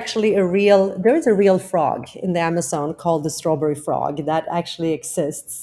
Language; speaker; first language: English; non-native, fluent; Swedish